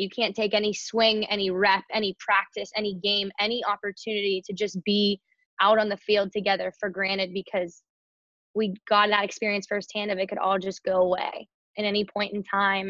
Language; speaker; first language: English; native; English